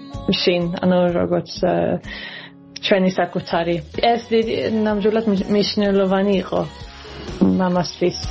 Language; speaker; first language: Georgian; early bilingual, heritage; Georgian